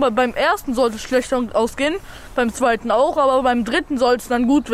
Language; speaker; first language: German; native; German